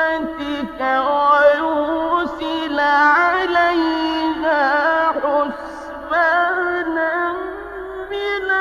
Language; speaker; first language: Arabic; native; Arabic